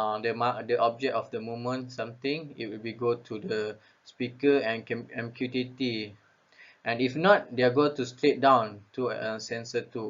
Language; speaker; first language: English; non-native, local second language; Malay